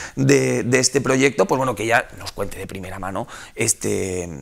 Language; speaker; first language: Spanish; native; Spanish